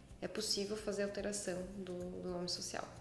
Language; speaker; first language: Portuguese; native; Portuguese